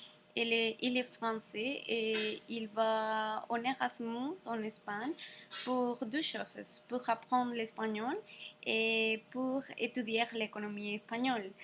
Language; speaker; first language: French; non-native, learner; Spanish